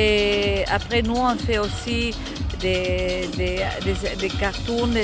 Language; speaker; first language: French; non-native, fluent; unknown